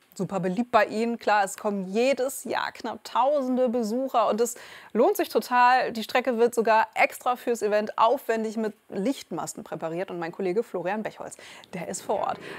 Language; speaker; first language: German; native; German